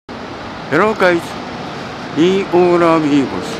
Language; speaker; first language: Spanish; non-native, learner; Japanese